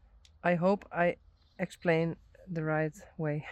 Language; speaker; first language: English; non-native, learner; Western Frisian